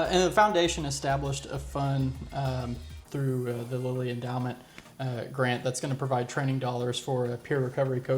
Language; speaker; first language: English; native; English